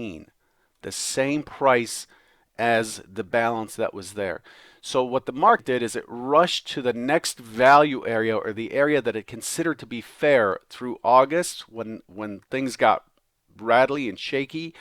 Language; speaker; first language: English; native; English